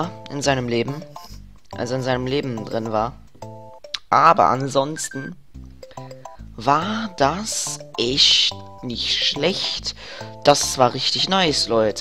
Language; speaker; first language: German; native; German